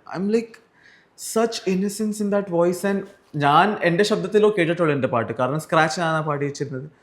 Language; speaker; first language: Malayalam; early bilingual, heritage; Malayalam